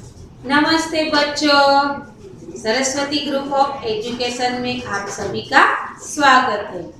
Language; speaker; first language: Hindi; non-native, local second language; Gujarati